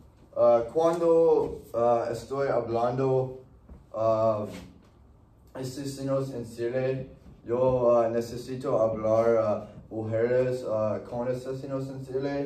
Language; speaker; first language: Spanish; non-native, learner; English